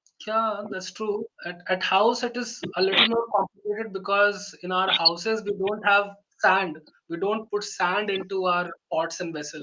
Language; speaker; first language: English; non-native, local second language; Hindi